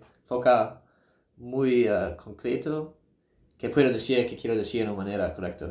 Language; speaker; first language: Spanish; non-native, learner; English